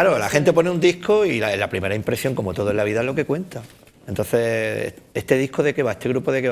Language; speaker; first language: Spanish; native; Spanish